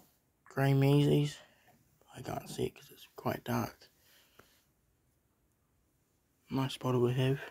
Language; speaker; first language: English; native; English